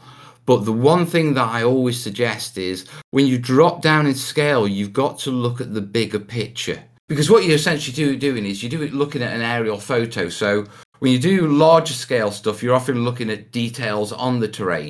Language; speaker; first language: English; native; English